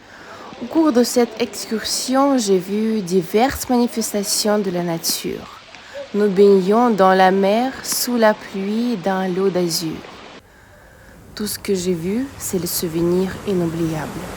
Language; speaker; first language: French; non-native, fluent; Russian